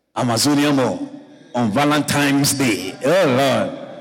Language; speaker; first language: English; non-native, local second language; Akan